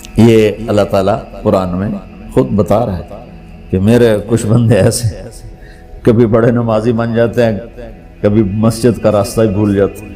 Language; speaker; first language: Urdu; non-native, local second language; Punjabi